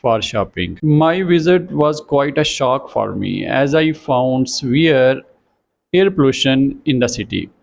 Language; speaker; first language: English; non-native, local second language; Urdu